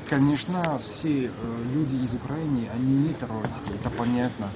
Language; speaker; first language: Russian; non-native, learner; French